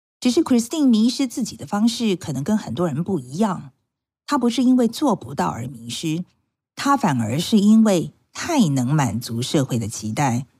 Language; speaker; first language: Chinese; native; Chinese